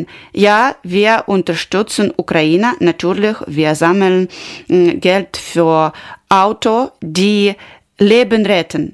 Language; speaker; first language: German; non-native, learner; Ukrainian